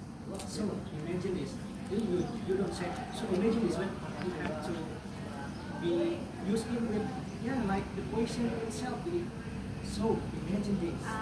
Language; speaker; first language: English; non-native, learner; Indonesian